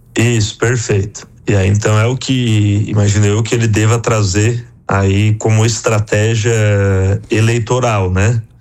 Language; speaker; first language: Portuguese; native; Portuguese